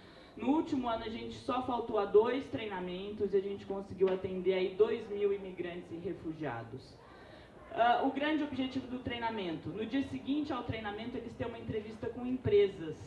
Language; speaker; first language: Portuguese; native; Portuguese